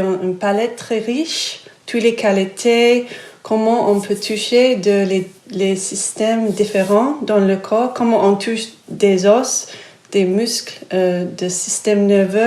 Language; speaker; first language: French; non-native, fluent; English